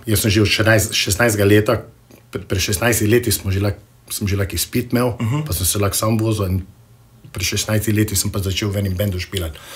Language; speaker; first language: Slovenian; early bilingual, heritage; Slovenian